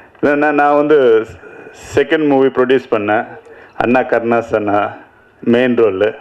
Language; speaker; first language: Tamil; non-native, learner; Telugu